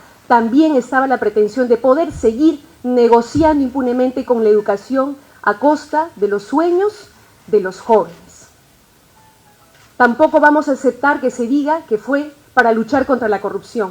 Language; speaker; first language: Spanish; native; Spanish